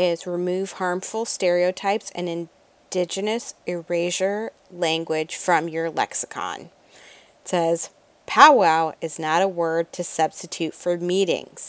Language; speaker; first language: English; native; English